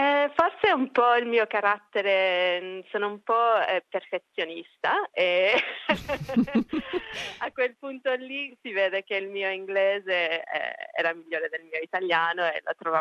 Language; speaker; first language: Italian; early bilingual, heritage; Italian